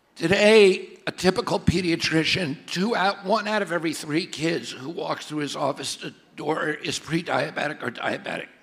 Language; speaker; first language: English; native; English